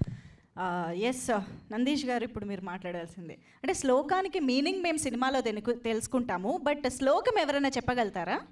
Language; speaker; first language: Telugu; native; Telugu